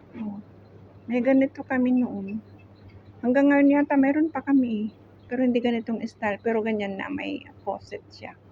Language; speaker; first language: Filipino; non-native, local second language; Iloko